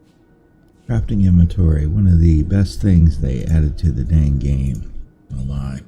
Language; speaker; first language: English; native; English